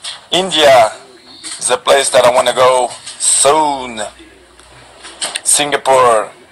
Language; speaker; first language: English; non-native, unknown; Portuguese